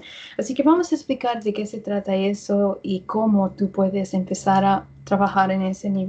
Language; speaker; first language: Spanish; early bilingual, heritage; English